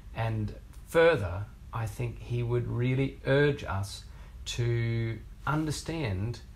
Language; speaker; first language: English; native; English